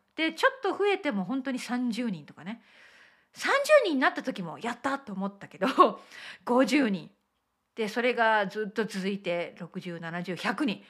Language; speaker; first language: Japanese; native; Japanese